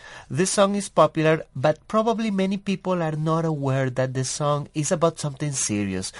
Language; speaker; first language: English; non-native, fluent; Spanish